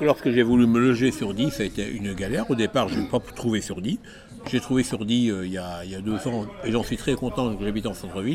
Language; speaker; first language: French; native; French